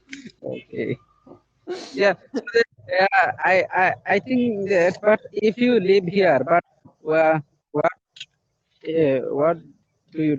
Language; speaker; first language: English; non-native, learner; Bangla